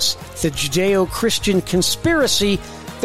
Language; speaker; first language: English; native; English